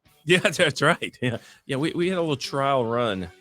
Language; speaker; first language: English; native; English